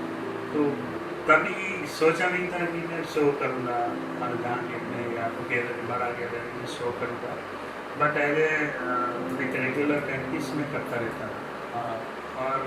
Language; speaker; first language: Hindi; non-native, local second language; Gujarati